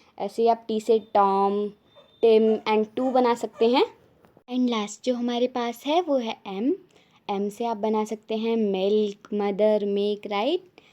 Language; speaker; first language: Hindi; native; Hindi